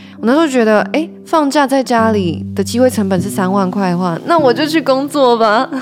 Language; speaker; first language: Chinese; native; Chinese